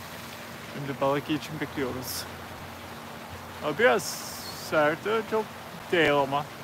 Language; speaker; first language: Turkish; non-native, learner; English